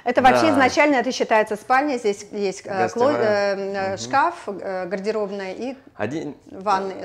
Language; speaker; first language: Russian; native; Russian